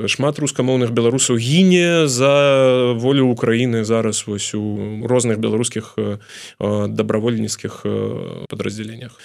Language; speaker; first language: Belarusian; non-native, local second language; Russian